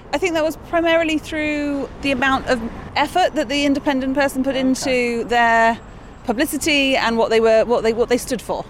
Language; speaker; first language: English; native; English